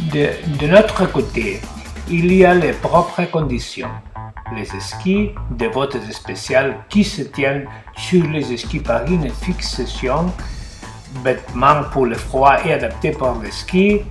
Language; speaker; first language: French; non-native, learner; Spanish